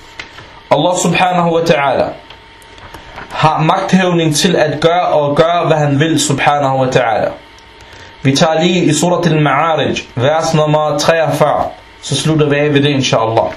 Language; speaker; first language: Danish; non-native, fluent; Arabic